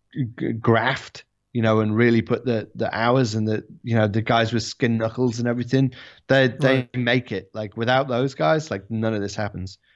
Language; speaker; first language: English; native; English